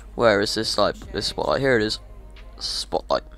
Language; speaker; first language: English; native; English